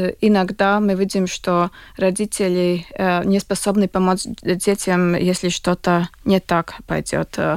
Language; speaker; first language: Russian; non-native, local second language; Latvian